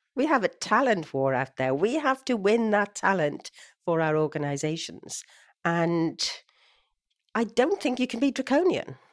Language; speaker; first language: English; native; English